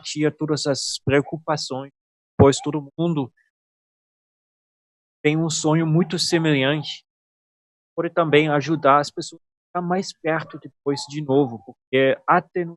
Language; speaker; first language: Portuguese; non-native, fluent; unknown